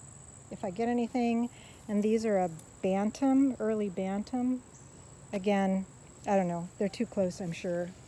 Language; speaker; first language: English; native; English